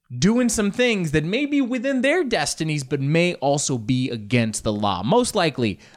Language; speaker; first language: English; native; English